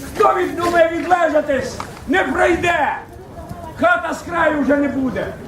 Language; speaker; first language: Ukrainian; native; Ukrainian